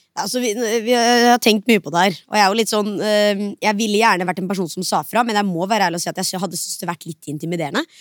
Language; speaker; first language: Norwegian; early bilingual, other home language; Hindi